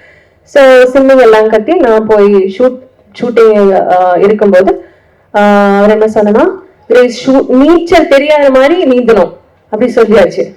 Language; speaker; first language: Tamil; non-native, learner; Malayalam